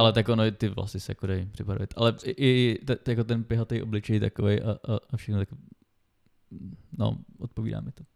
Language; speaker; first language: Czech; native; Czech